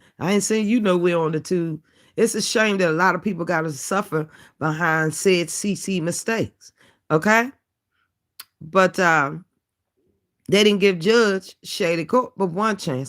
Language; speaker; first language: English; native; English